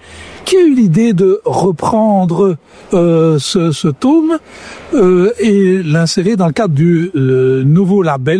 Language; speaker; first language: French; native; French